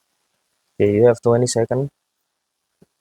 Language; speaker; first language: English; non-native, fluent; Indonesian